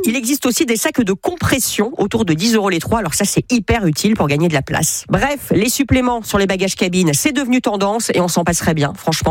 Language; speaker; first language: French; native; French